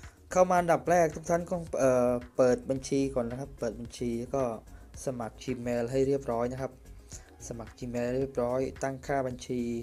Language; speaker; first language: Thai; non-native, fluent; Khmer